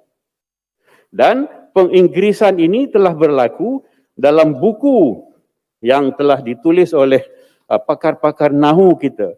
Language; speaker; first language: Malay; native; Malay